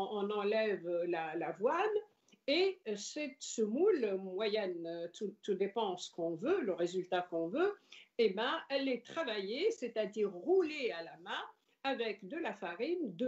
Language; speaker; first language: French; non-native, local second language; Arabic